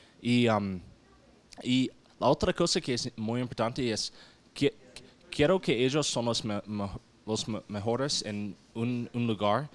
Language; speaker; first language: Spanish; non-native, learner; English